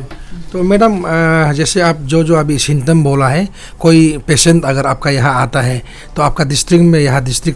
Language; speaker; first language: Hindi; non-native, local second language; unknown